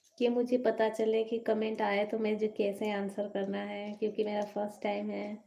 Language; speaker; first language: Hindi; native; Hindi